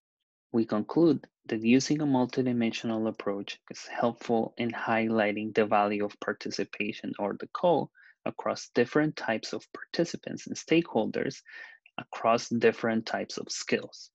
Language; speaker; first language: English; non-native, fluent; Spanish